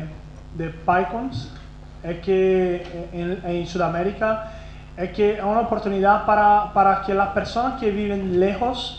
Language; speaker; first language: Spanish; non-native, fluent; Portuguese